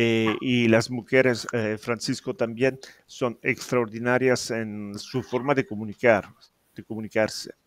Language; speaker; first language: Spanish; non-native, fluent; Italian